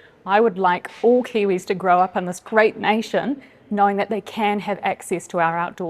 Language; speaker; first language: English; native; English